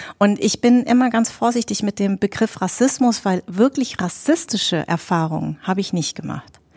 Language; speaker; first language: German; native; German